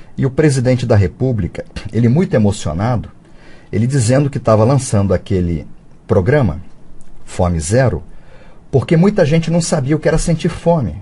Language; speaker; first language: Portuguese; early bilingual, other home language; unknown